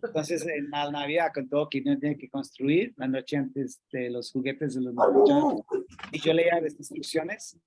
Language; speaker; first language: Spanish; non-native, fluent; English